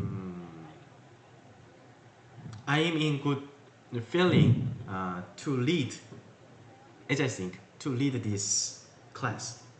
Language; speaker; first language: English; non-native, learner; Korean